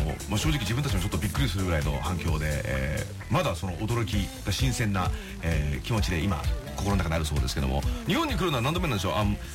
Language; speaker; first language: Japanese; native; Japanese